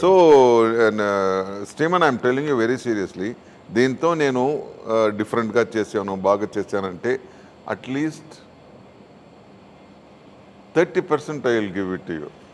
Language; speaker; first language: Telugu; non-native, fluent; Tamil